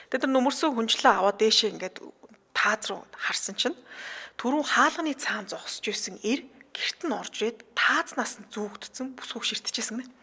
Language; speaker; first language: Mongolian; native; Mongolian